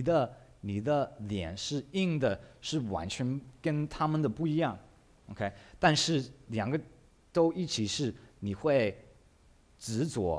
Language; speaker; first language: Chinese; early bilingual, heritage; English